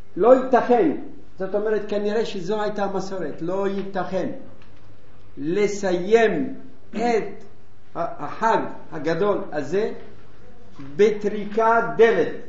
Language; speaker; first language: Hebrew; non-native, fluent; Arabic